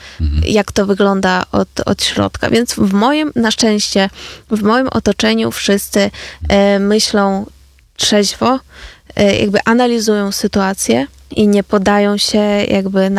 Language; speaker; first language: Polish; non-native, fluent; Ukrainian